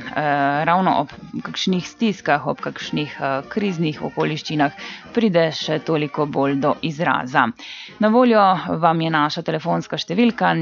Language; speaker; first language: Slovenian; native; Slovenian